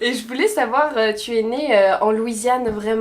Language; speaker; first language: French; native; French